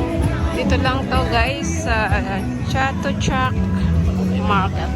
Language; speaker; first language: Filipino; native; Filipino